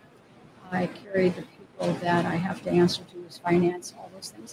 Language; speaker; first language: English; native; English